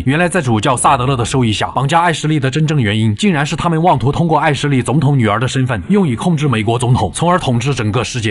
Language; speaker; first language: Chinese; native; Chinese